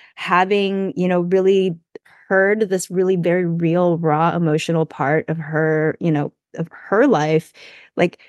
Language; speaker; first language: English; native; English